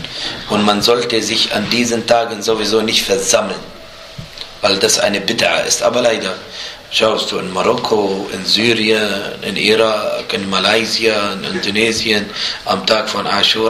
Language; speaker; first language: German; non-native, fluent; Arabic